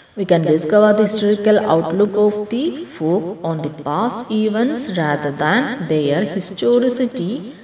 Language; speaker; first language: English; non-native, local second language; Malayalam